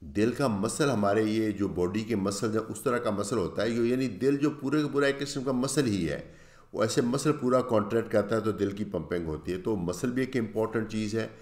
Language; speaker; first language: Urdu; native; Urdu